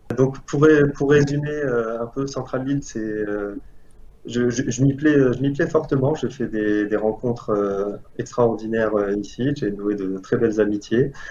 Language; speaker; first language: French; non-native, local second language; Arabic